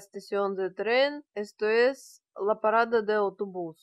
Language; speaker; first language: Spanish; non-native, learner; Russian